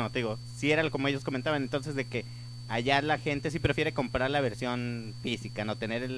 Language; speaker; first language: Spanish; native; Spanish